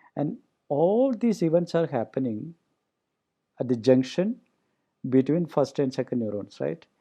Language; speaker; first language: English; non-native, local second language; Malayalam